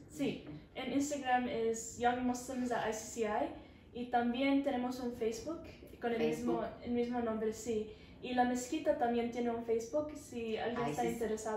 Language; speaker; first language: Spanish; early bilingual, heritage; Spanish